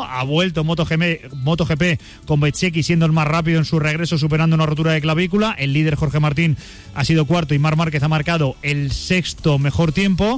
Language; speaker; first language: Spanish; native; Spanish